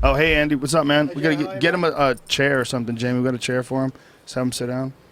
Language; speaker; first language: English; native; English